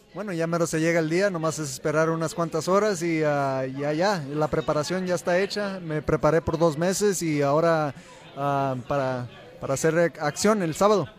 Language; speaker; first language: Spanish; early bilingual, heritage; Spanish